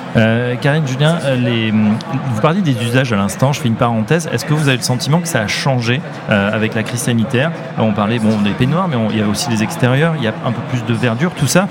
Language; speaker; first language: French; native; French